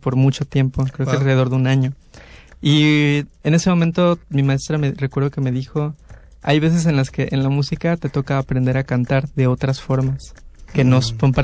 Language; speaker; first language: Spanish; native; Spanish